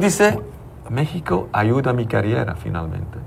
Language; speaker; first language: Spanish; non-native, learner; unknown